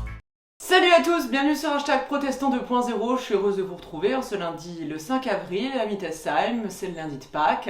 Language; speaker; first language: French; native; French